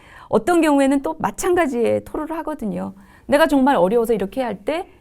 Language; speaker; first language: Korean; native; Korean